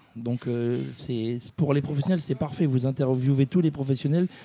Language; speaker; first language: French; native; French